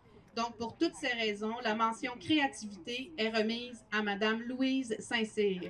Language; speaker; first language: French; native; French